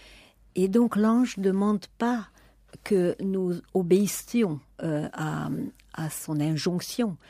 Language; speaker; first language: French; non-native, fluent; Hungarian